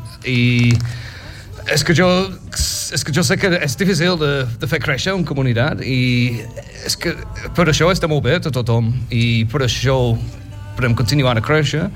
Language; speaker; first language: Catalan; non-native, fluent; English